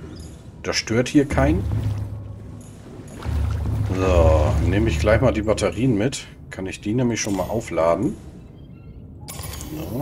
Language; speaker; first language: German; native; German